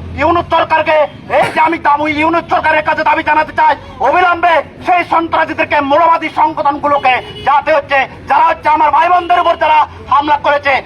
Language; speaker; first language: Bangla; non-native, local second language; Chakma